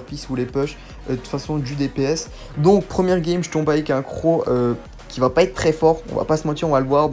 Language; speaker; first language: French; native; French